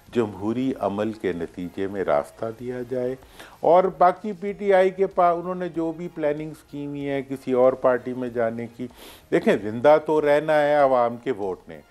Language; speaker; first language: Urdu; native; Urdu